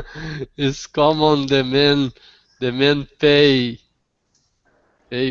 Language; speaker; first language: English; non-native, learner; Portuguese